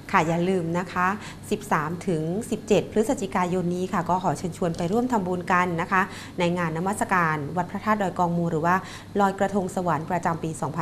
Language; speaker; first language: Thai; native; Thai